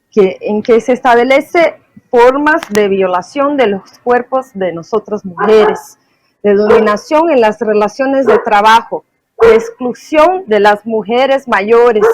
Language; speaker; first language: Spanish; non-native, fluent; Portuguese